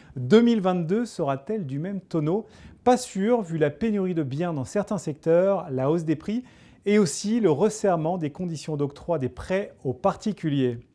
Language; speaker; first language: French; native; French